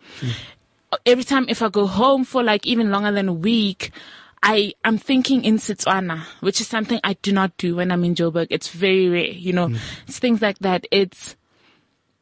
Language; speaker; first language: English; non-native, local second language; Tswana